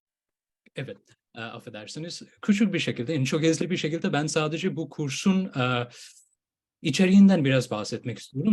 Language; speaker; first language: Turkish; non-native, fluent; Bangla